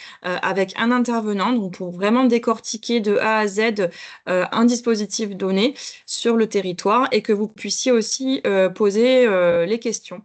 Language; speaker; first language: French; native; French